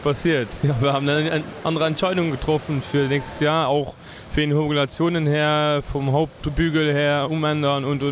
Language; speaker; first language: German; native; German